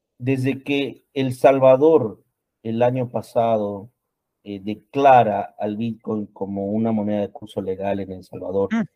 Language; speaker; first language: Spanish; native; Spanish